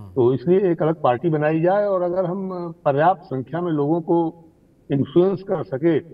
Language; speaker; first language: Hindi; native; Hindi